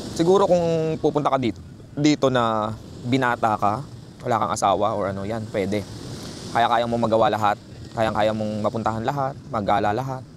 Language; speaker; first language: Filipino; native; Filipino